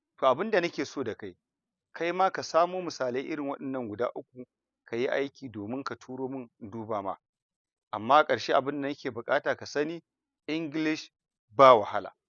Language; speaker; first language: Hausa; native; Hausa